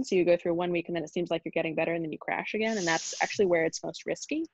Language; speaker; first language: English; native; English